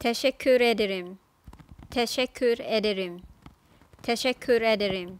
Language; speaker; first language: Turkish; non-native, fluent; Thai